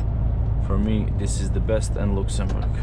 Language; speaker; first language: English; non-native, learner; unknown